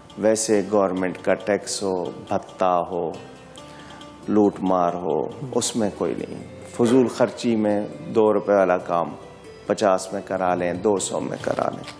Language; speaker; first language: Urdu; native; Urdu